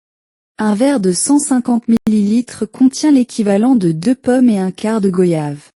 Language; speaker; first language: French; non-native, learner; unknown